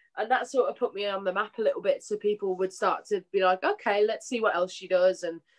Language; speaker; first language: English; native; English